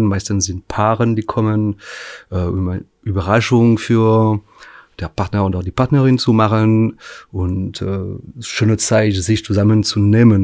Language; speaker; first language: German; non-native, fluent; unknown